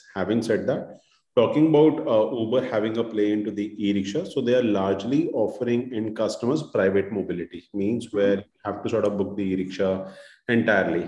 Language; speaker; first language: English; non-native, local second language; Hindi